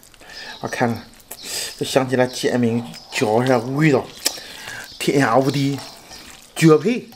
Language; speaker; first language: Chinese; native; Chinese